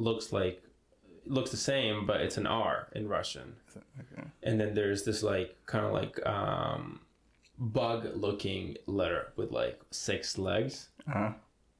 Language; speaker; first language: English; non-native, fluent; Hebrew